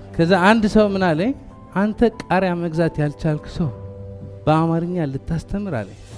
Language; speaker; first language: Amharic; early bilingual, heritage; Amharic